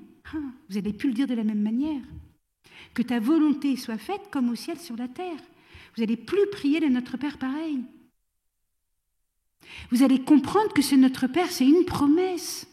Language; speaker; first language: French; native; French